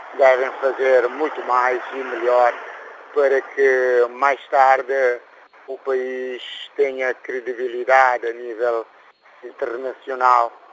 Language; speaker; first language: Portuguese; non-native, local second language; Kabuverdianu